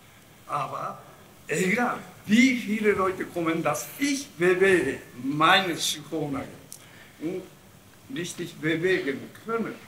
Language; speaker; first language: German; non-native, learner; Japanese